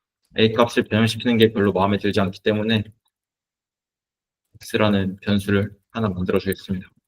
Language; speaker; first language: Korean; native; Korean